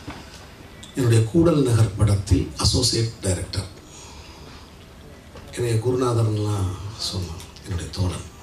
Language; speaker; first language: Tamil; native; Tamil